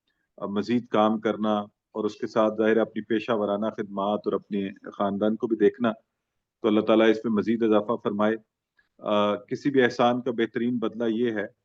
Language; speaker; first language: Urdu; native; Urdu